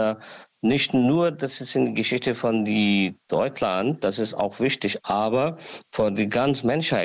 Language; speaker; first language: German; non-native, learner; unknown